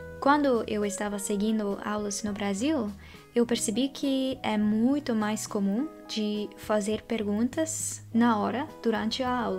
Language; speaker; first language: Portuguese; non-native, fluent; Dutch